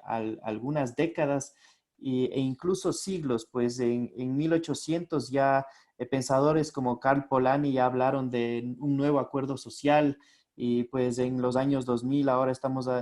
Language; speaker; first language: Spanish; native; Spanish